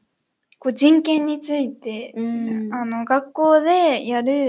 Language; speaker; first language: Japanese; native; Japanese